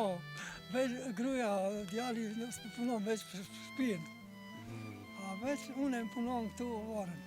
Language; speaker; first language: Albanian; non-native, local second language; Croatian